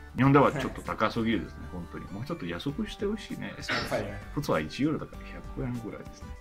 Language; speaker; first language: Japanese; non-native, fluent; Italian